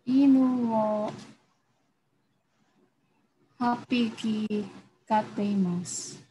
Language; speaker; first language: Japanese; non-native, learner; Filipino